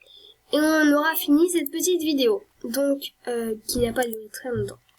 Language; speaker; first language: French; native; French